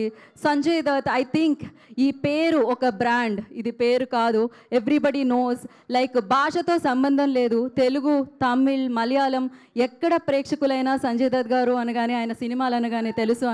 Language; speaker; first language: Telugu; native; Telugu